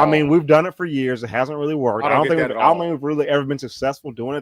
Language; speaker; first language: English; native; English